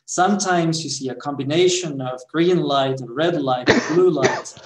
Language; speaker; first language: English; non-native, fluent; Swedish